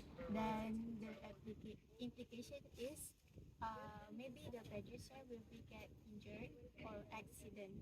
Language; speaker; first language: English; non-native, local second language; Malay